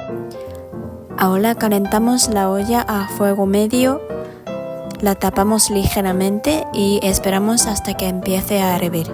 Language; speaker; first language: Spanish; non-native, fluent; Japanese